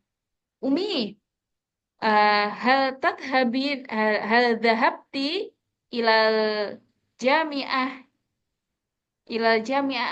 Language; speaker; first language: Arabic; non-native, fluent; Indonesian